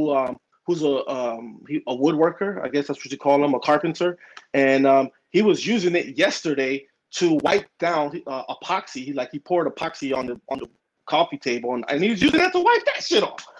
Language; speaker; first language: English; early bilingual, other home language; Spanish